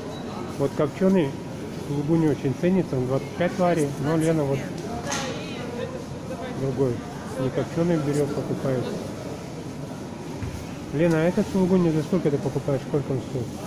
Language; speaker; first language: Russian; native; Russian